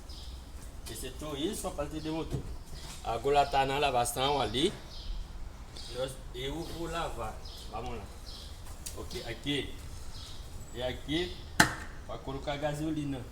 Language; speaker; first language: Portuguese; non-native, learner; Haitian Creole